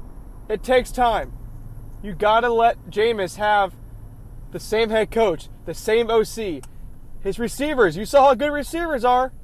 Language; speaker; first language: English; native; English